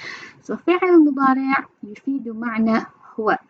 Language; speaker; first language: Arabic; non-native, fluent; Malay